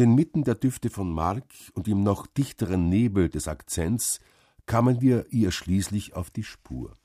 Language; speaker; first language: German; native; German